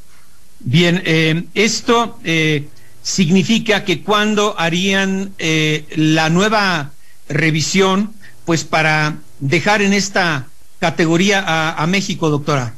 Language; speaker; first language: Spanish; native; Spanish